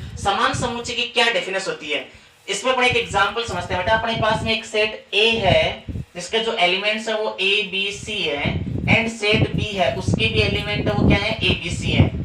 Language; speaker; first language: Hindi; native; Hindi